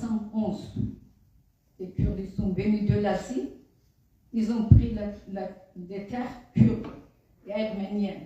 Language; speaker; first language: French; non-native, fluent; Kurdish